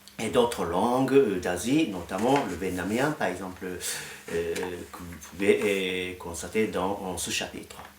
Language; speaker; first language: French; non-native, fluent; Japanese